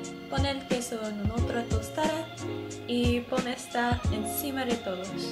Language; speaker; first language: Spanish; non-native, learner; English